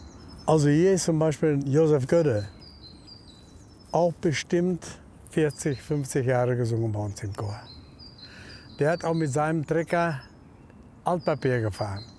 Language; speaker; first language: German; native; German